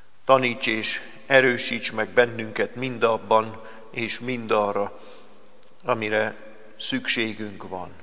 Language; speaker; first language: Hungarian; native; Hungarian